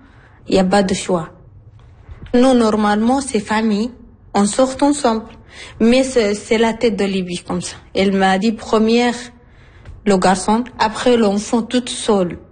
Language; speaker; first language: French; non-native, learner; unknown